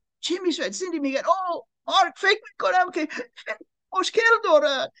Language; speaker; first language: Persian; non-native, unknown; English